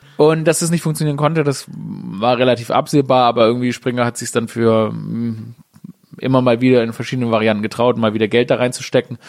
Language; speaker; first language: German; native; German